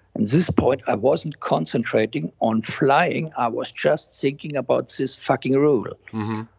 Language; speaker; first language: English; non-native, fluent; German